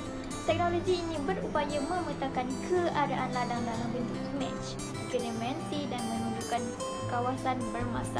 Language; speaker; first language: Malay; native; Malay